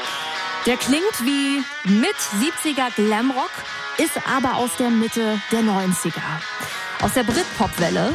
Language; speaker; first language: German; native; German